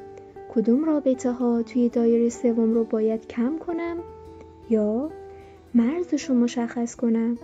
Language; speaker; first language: Persian; native; Persian